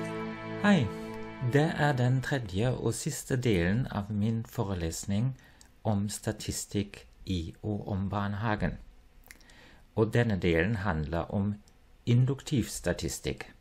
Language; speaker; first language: Norwegian; non-native, fluent; German